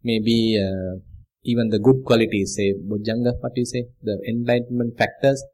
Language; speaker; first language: English; non-native, local second language; Sinhala